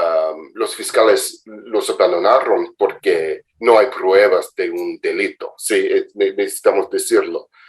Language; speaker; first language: Spanish; non-native, fluent; English